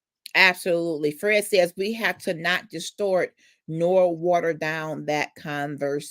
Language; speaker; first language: English; native; English